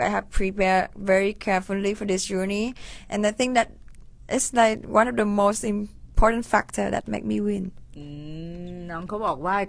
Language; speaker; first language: English; non-native, fluent; Vietnamese